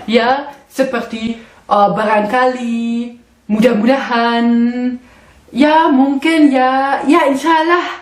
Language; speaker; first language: Indonesian; non-native, fluent; German